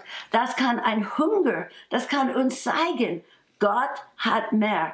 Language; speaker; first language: German; non-native, fluent; English